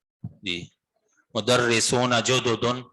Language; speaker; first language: Arabic; non-native, fluent; Urdu